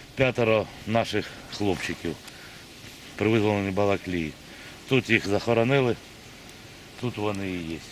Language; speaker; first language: Ukrainian; native; Ukrainian